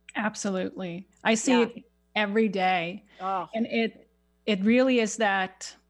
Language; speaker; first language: English; non-native, fluent; Swedish